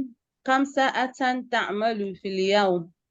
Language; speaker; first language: Arabic; non-native, learner; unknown